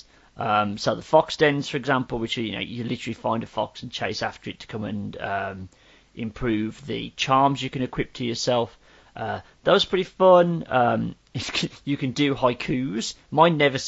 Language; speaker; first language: English; native; English